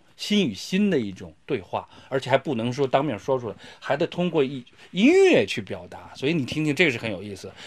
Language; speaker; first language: Chinese; native; Chinese